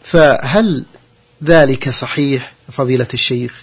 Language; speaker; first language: Arabic; native; Arabic